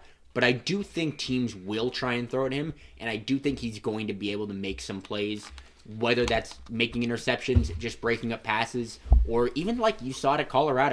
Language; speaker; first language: English; native; English